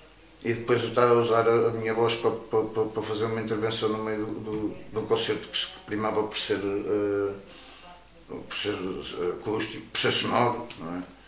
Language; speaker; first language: Portuguese; native; Portuguese